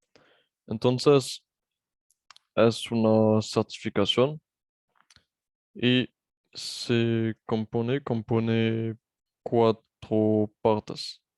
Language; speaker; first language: Spanish; non-native, fluent; French